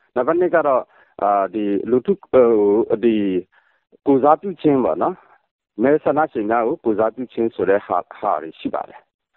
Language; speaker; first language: Burmese; non-native, local second language; Western Kayah